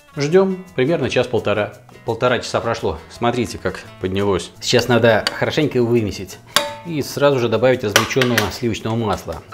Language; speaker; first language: Russian; native; Russian